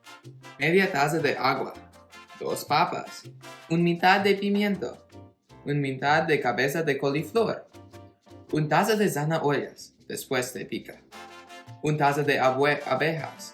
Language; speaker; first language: Spanish; non-native, learner; English